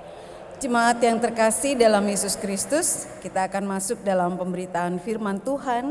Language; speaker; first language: Indonesian; native; Indonesian